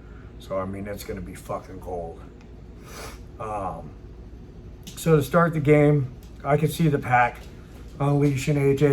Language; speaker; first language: English; native; English